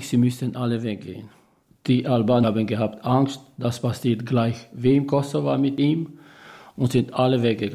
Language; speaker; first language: German; non-native, learner; Albanian